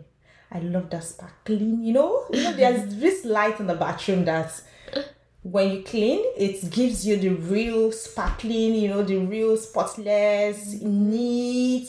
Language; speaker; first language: English; non-native, local second language; Yoruba